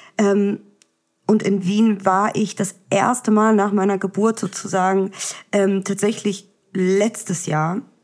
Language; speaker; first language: German; early bilingual, other home language; Russian